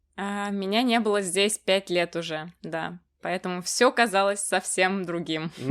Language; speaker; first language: Russian; native; Russian